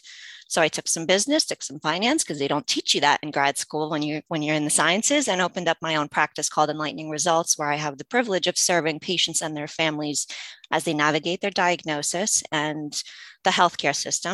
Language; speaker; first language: English; early bilingual, other home language; Polish